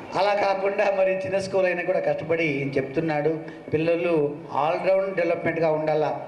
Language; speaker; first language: Telugu; non-native, local second language; Kannada